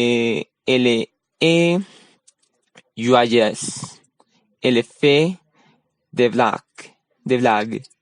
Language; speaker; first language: French; non-native, learner; Spanish